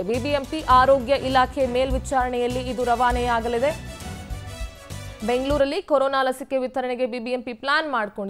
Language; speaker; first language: Kannada; native; Kannada